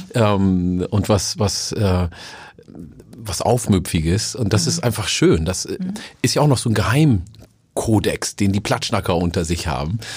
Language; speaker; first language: German; early bilingual, other home language; Oromo